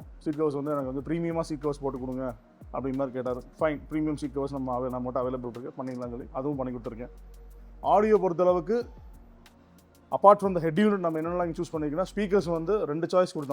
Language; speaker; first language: Tamil; native; Tamil